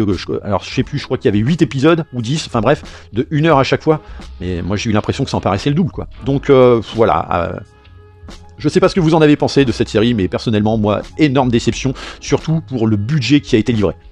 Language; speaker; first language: French; native; French